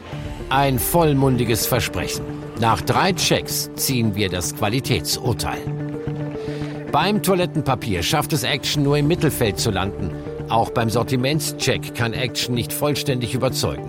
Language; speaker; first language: German; native; German